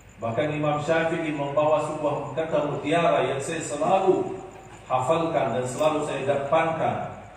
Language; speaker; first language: Indonesian; non-native, fluent; Arabic